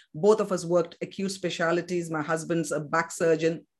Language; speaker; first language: English; non-native, local second language; Kannada